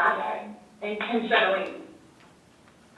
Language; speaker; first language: English; native; English